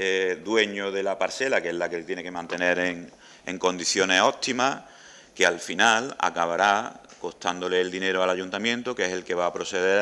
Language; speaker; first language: Spanish; native; Spanish